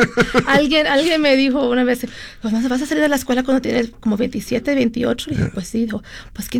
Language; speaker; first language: Spanish; early bilingual, heritage; Spanish